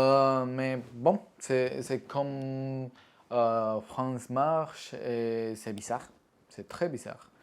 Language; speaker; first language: French; non-native, learner; Spanish